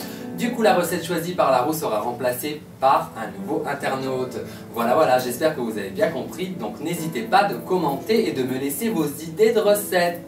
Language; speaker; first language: French; native; French